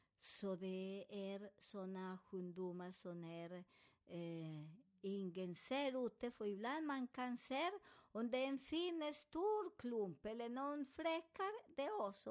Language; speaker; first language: Swedish; non-native, fluent; Spanish